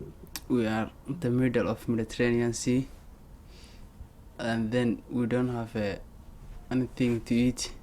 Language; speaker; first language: English; non-native, learner; Somali